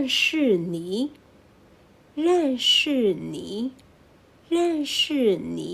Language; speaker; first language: Chinese; non-native, fluent; Burmese